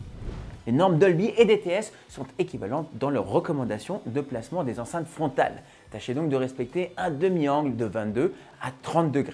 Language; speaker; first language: French; native; French